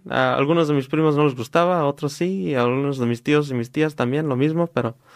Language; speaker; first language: Spanish; early bilingual, heritage; Spanish